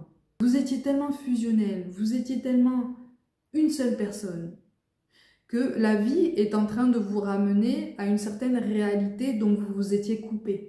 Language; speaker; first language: French; native; French